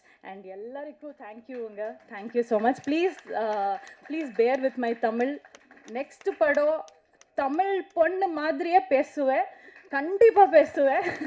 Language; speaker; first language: Tamil; non-native, learner; Kannada